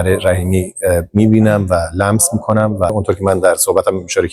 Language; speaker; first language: Persian; native; Persian